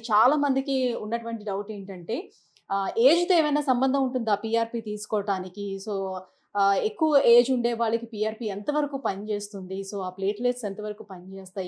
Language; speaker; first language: Telugu; native; Telugu